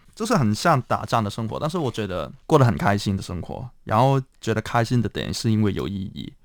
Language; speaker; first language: Chinese; non-native, local second language; Cantonese